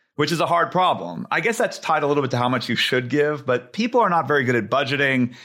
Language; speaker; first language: English; native; English